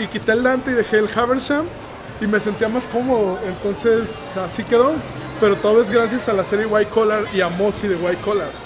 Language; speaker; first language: Spanish; native; Spanish